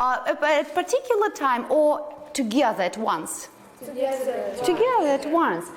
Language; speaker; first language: English; non-native, fluent; Russian